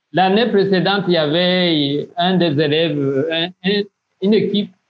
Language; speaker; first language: French; non-native, local second language; Rundi